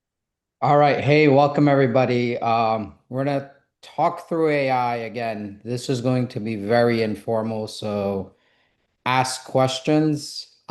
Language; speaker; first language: English; native; English